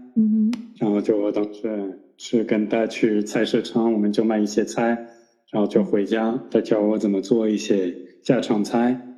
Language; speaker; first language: Chinese; non-native, fluent; French